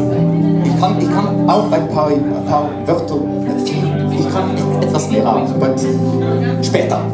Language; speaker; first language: German; non-native, learner; Norwegian